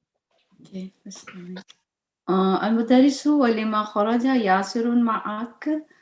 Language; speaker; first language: Arabic; non-native, learner; Hindi